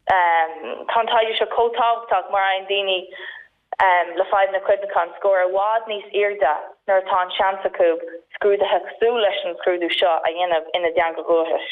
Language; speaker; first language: Irish; non-native, local second language; English